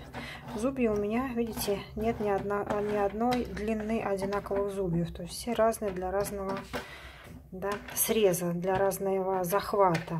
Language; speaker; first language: Russian; native; Russian